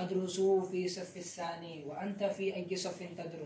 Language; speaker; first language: Arabic; non-native, learner; Urdu